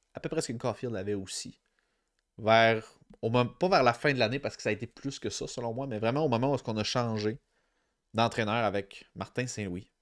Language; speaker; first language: French; native; French